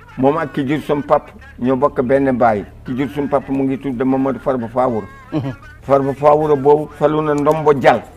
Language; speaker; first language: Wolof; non-native, local second language; Fula